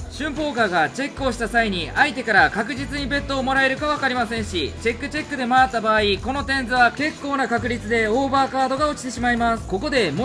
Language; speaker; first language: Japanese; native; Japanese